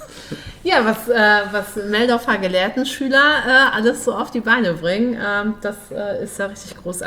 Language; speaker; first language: German; native; German